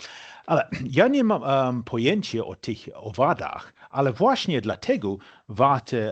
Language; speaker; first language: Polish; non-native, fluent; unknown